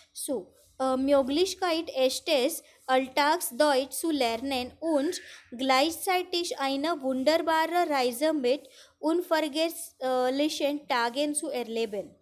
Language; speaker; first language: German; non-native, fluent; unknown